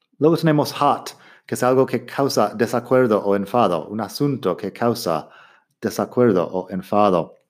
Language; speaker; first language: Spanish; non-native, fluent; English